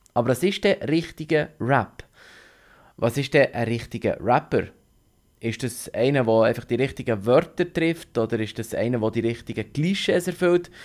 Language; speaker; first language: German; native; German